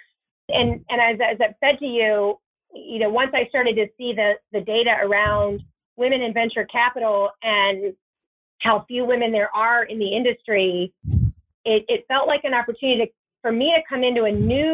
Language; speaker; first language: English; native; English